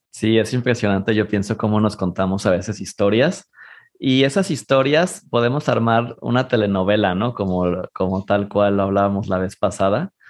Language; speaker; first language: Spanish; native; Spanish